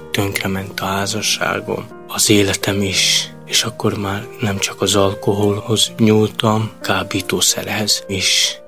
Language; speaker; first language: Hungarian; non-native, local second language; Romany